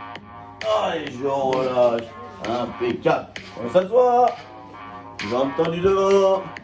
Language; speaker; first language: French; native; French